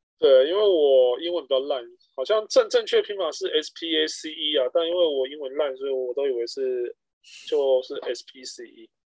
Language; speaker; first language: Chinese; native; Chinese